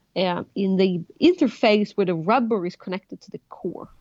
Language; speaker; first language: English; non-native, fluent; Swedish